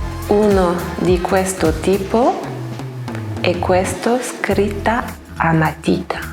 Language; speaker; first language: Italian; non-native, learner; French